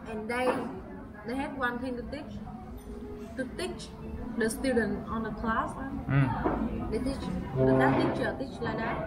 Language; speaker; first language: English; non-native, learner; Vietnamese